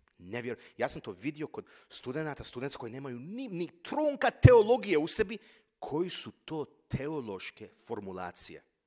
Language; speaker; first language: Croatian; early bilingual, heritage; Croatian